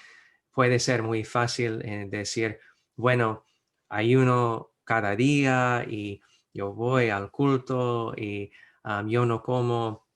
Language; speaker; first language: Spanish; non-native, fluent; English